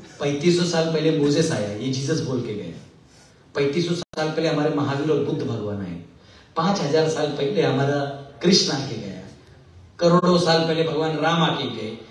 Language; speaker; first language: Hindi; native; Hindi